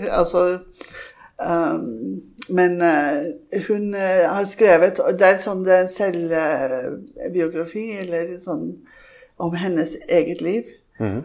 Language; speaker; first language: Norwegian; early bilingual, heritage; Norwegian